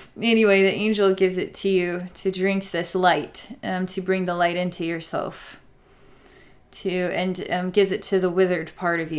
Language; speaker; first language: English; native; English